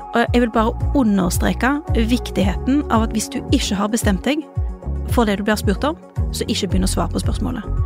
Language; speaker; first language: Norwegian; early bilingual, other home language; Urdu